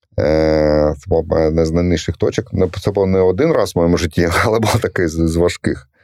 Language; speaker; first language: Ukrainian; non-native, local second language; Russian